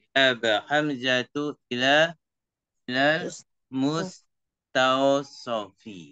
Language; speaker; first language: Arabic; non-native, fluent; Indonesian